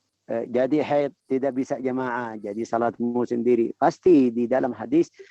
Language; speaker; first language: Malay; non-native, learner; Arabic